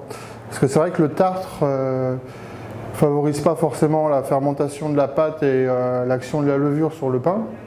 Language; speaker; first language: French; native; French